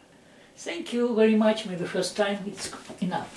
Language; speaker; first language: English; non-native, learner; Russian